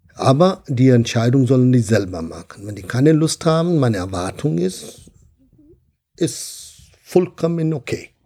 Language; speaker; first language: German; non-native, fluent; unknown